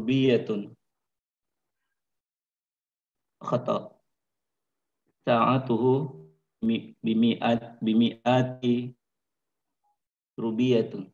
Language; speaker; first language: Arabic; non-native, learner; Indonesian